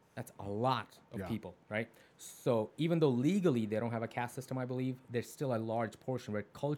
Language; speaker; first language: English; non-native, local second language; Punjabi